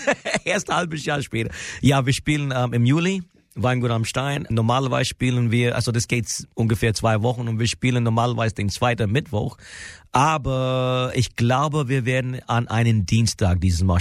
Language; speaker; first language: German; non-native, fluent; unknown